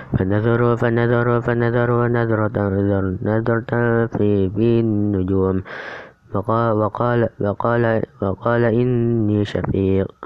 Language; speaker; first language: Arabic; non-native, learner; Indonesian